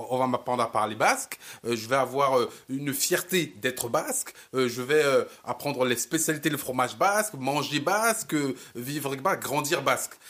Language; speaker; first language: French; early bilingual, other home language; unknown